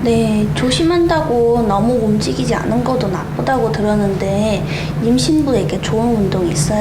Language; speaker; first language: Korean; non-native, fluent; Chinese